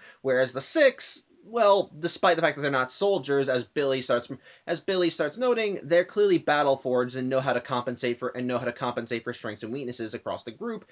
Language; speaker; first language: English; native; English